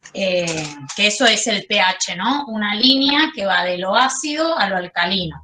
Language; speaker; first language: Spanish; native; Spanish